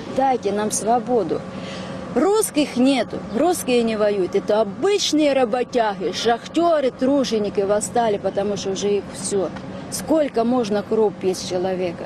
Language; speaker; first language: Russian; non-native, local second language; Ukrainian